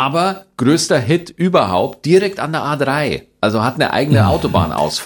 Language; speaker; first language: German; native; German